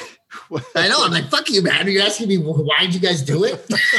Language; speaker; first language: English; native; English